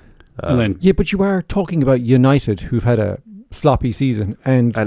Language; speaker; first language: English; native; English